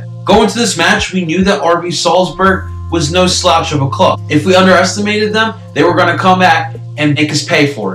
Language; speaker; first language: English; native; English